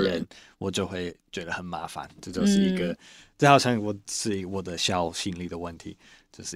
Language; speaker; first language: Chinese; non-native, fluent; English